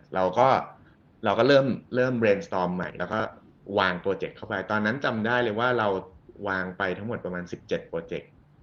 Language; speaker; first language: Thai; native; Thai